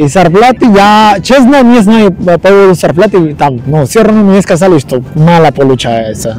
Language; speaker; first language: Russian; non-native, learner; Spanish